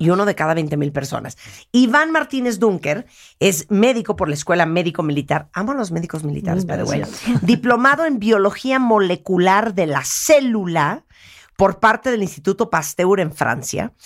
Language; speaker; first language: Spanish; native; Spanish